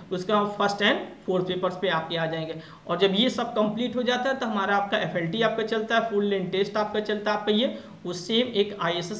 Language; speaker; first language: Hindi; native; Hindi